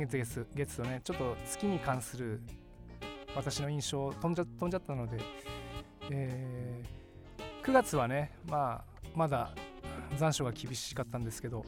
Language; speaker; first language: Japanese; native; Japanese